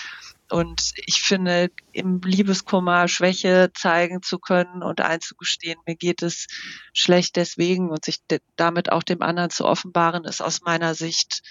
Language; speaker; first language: German; native; German